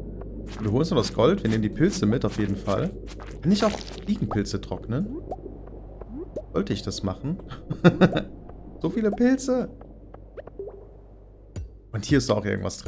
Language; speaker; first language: German; native; German